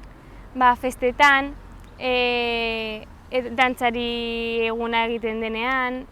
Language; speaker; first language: Basque; non-native, local second language; Spanish